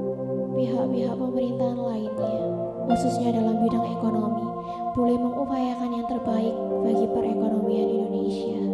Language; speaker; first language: Indonesian; native; Indonesian